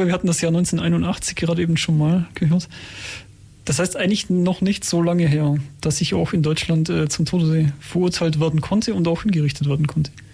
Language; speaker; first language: German; native; German